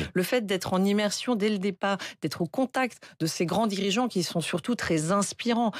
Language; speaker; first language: French; native; French